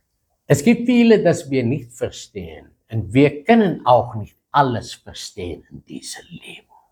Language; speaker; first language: German; non-native, fluent; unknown